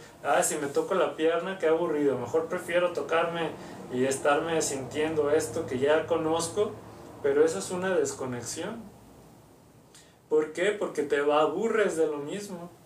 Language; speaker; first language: Spanish; native; Spanish